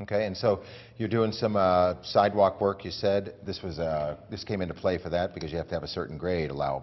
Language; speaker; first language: English; native; English